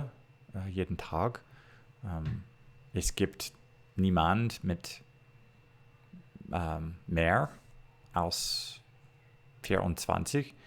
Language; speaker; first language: German; non-native, learner; English